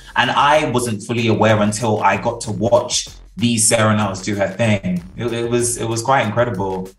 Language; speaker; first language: English; native; English